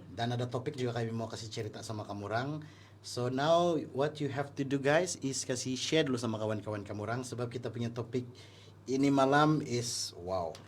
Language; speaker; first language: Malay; native; Malay